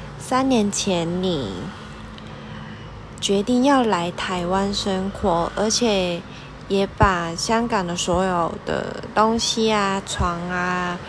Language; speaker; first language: Chinese; non-native, local second language; Cantonese